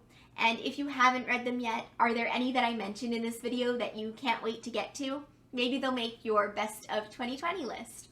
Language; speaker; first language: English; native; English